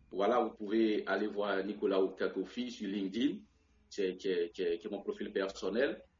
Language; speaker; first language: French; non-native, local second language; Baoulé